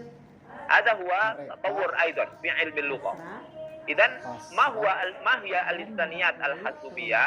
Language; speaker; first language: Arabic; non-native, fluent; Indonesian